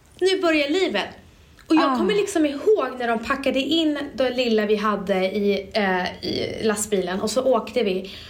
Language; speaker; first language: Swedish; early bilingual, other home language; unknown